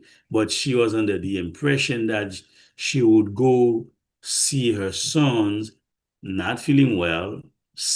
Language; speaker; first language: English; non-native, fluent; Haitian Creole